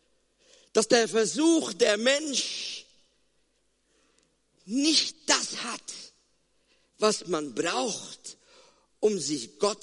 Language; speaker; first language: German; non-native, fluent; Afrikaans